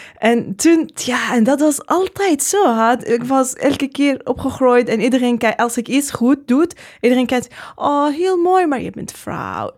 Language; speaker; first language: Dutch; non-native, learner; Arabic